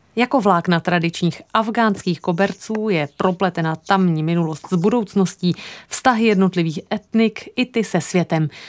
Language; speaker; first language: Czech; native; Czech